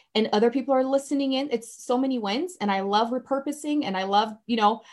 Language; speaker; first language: English; non-native, fluent; Portuguese